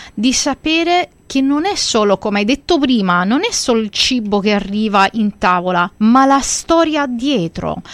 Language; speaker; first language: Italian; early bilingual, heritage; Italian